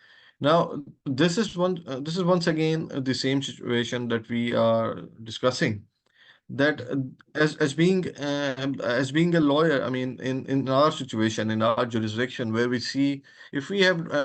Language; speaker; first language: English; non-native, local second language; Urdu